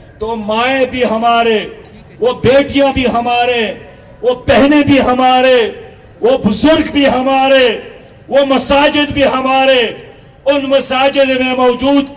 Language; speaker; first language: Urdu; non-native, local second language; Pashto